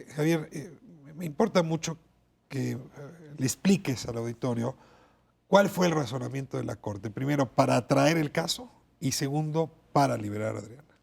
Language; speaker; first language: Spanish; native; Spanish